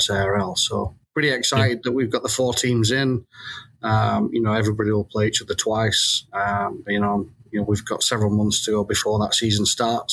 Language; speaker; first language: English; native; English